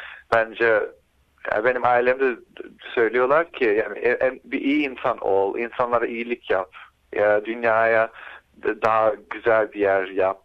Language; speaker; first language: Turkish; early bilingual, heritage; Turkish